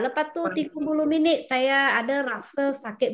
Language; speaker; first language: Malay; non-native, fluent; Vietnamese